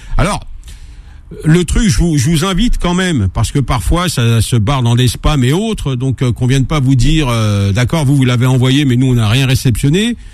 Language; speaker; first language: French; native; French